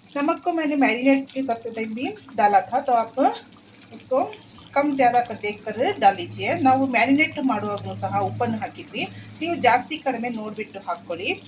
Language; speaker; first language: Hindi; native; Hindi